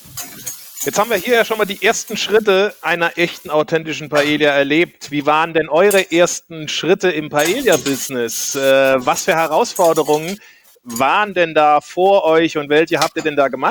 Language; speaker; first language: German; native; German